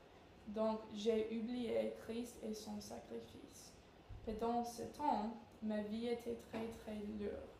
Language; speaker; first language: French; non-native, learner; English